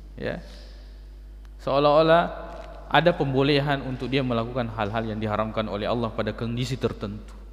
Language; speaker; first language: Malay; non-native, local second language; Buginese